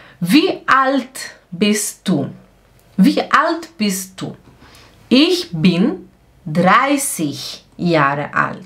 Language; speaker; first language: German; non-native, fluent; Portuguese